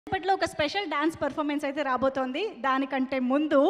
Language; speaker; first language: Telugu; native; Telugu